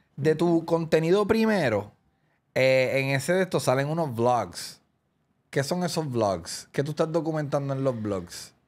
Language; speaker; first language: Spanish; native; Spanish